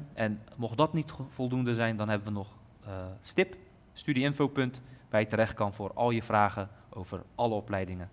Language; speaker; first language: Dutch; native; Dutch